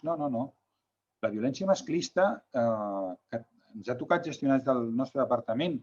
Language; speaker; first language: Catalan; native; Catalan